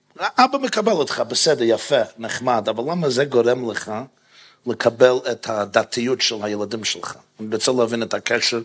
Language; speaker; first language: Hebrew; non-native, fluent; English